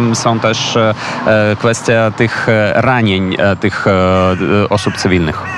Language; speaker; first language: Polish; non-native, fluent; Ukrainian